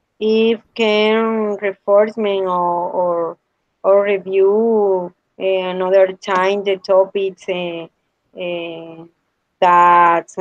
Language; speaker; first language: English; non-native, learner; Spanish